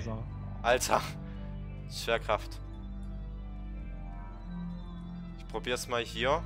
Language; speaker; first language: German; native; German